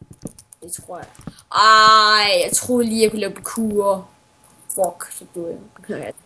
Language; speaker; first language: Danish; native; Danish